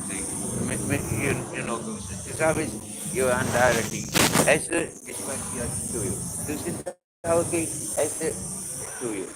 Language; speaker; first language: Spanish; non-native, learner; English